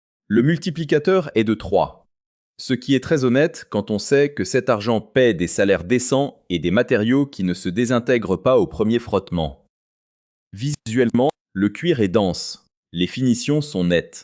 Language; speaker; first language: French; native; French